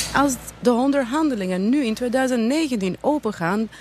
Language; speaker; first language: Dutch; non-native, fluent; Albanian